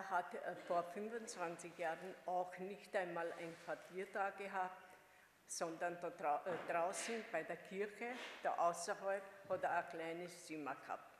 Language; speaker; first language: German; non-native, fluent; Hungarian